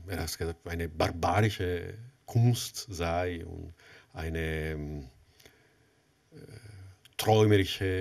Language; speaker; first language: German; non-native, fluent; Italian